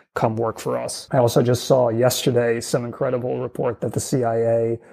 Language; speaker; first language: English; native; English